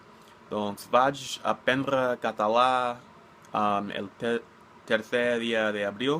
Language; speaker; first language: Catalan; non-native, learner; English